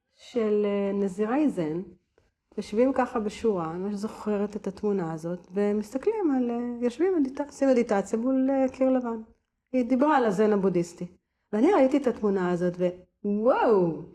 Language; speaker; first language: Hebrew; native; Hebrew